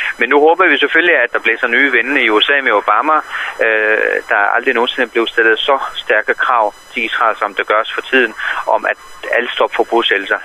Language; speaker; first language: Danish; non-native, fluent; Arabic